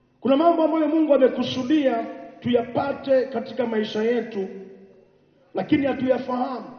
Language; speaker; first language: Swahili; native; Swahili